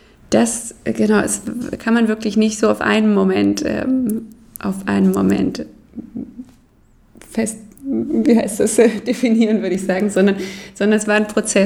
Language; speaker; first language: German; native; German